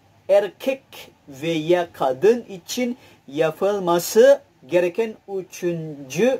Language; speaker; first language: Turkish; non-native, learner; Indonesian